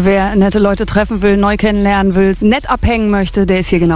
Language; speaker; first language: German; native; German